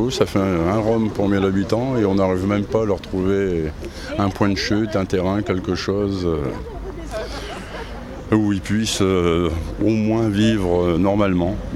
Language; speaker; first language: French; native; French